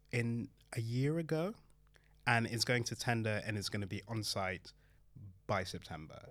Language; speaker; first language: English; early bilingual, other home language; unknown